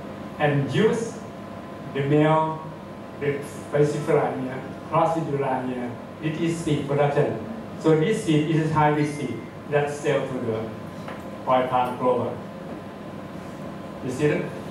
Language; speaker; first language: English; non-native, fluent; Thai